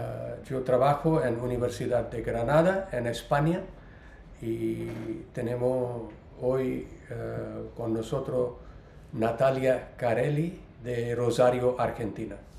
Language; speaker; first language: Spanish; non-native, learner; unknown